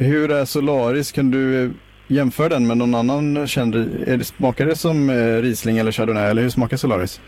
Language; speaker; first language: Swedish; native; Swedish